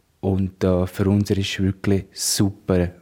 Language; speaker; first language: German; non-native, learner; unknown